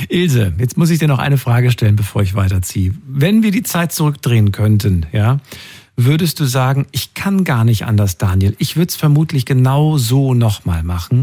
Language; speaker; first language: German; native; German